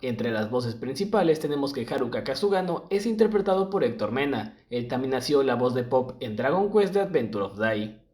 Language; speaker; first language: Spanish; native; Spanish